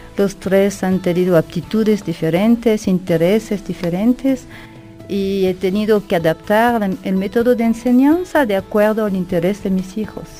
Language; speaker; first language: Spanish; non-native, fluent; French